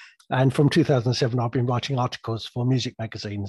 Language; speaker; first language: English; native; English